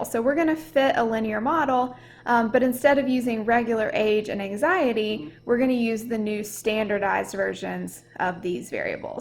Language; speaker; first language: English; native; English